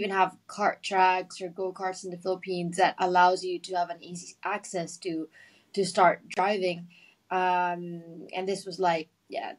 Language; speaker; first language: English; non-native, local second language; Filipino